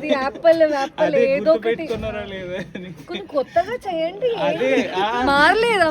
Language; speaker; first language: Telugu; non-native, fluent; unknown